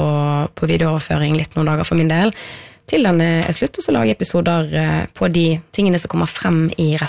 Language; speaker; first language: Norwegian; native; Norwegian